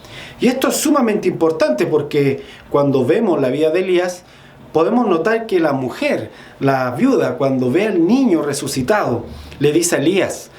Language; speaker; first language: Spanish; native; Spanish